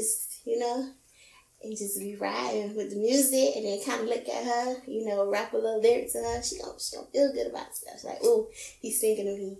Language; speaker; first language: English; native; English